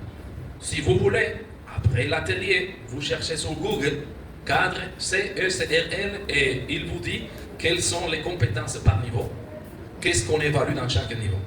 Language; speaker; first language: French; non-native, fluent; Spanish